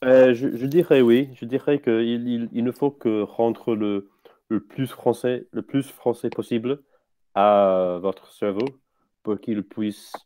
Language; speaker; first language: French; non-native, fluent; English